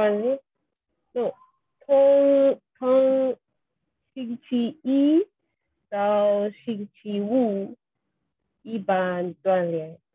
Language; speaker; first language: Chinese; non-native, learner; English